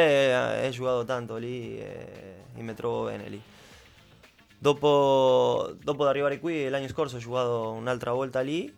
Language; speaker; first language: Italian; non-native, learner; Spanish